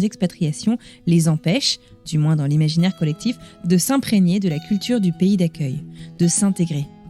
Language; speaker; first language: French; native; French